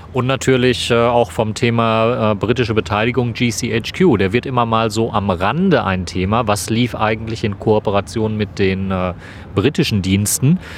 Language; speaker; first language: German; native; German